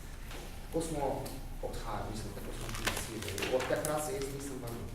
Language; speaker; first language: Slovenian; early bilingual, heritage; Arabic